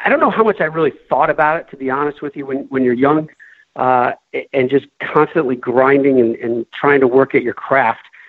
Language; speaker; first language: English; native; English